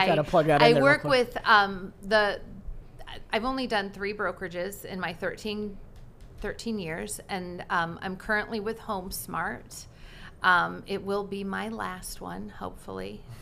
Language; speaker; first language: English; native; English